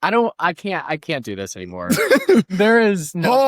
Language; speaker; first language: English; native; English